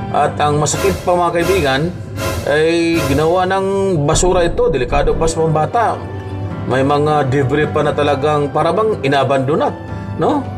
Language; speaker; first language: Filipino; non-native, local second language; Cebuano